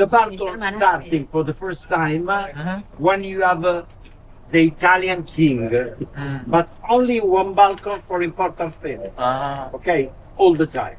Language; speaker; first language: English; non-native, learner; Italian